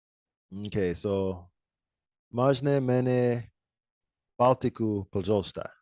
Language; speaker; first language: Russian; non-native, learner; English